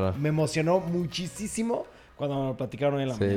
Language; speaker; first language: Spanish; native; Spanish